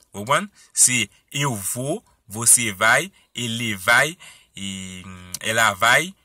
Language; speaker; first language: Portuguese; non-native, learner; Haitian Creole